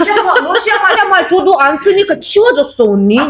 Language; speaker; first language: Korean; non-native, fluent; Uzbek